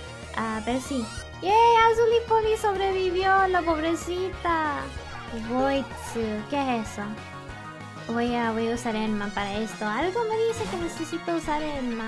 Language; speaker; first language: Spanish; early bilingual, heritage; English